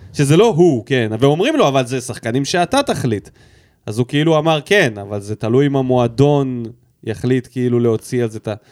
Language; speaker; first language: Hebrew; native; Hebrew